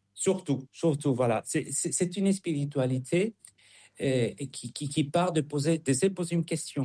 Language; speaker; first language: French; non-native, fluent; Spanish